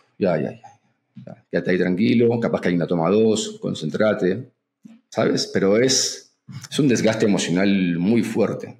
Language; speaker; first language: Spanish; native; Spanish